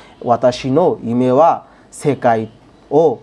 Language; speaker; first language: Japanese; non-native, learner; Bangla